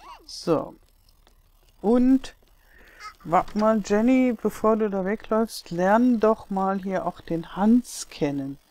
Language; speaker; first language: German; native; German